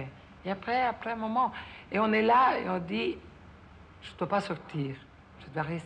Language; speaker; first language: French; non-native, fluent; Italian